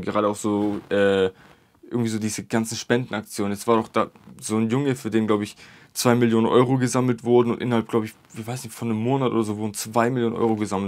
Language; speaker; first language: German; native; German